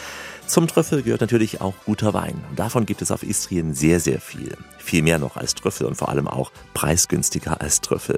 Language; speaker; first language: German; native; German